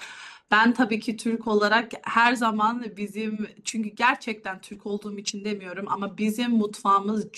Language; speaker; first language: Turkish; early bilingual, heritage; Turkish